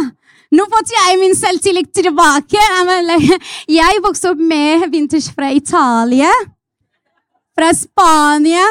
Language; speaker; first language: Norwegian; non-native, fluent; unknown